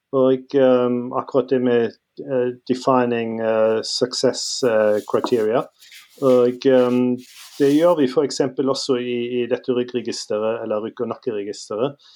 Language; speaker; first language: Norwegian; non-native, fluent; German